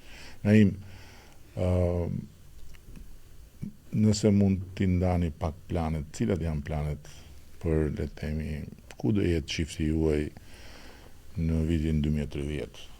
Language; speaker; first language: Albanian; native; Albanian